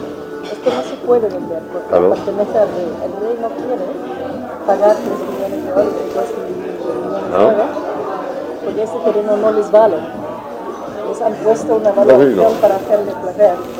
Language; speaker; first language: Spanish; non-native, fluent; German